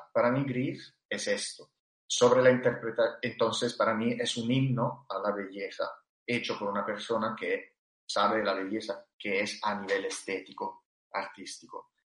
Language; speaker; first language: Spanish; non-native, fluent; Italian